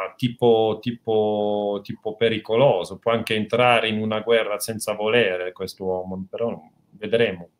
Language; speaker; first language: Italian; non-native, local second language; German